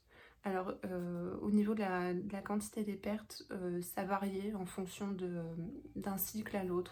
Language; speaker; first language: French; native; French